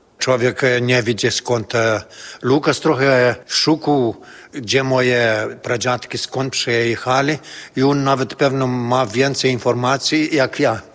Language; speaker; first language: Polish; early bilingual, heritage; Polish